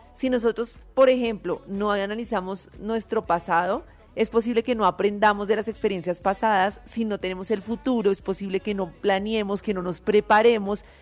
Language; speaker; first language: Spanish; native; Spanish